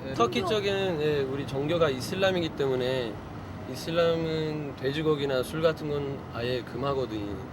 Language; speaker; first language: Korean; non-native, fluent; Turkish